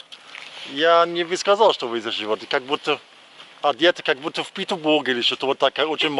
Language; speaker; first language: Russian; non-native, fluent; English